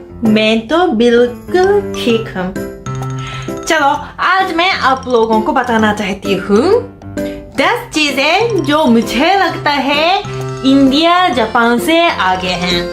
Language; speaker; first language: Hindi; non-native, fluent; Japanese